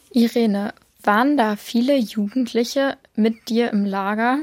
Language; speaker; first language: German; native; German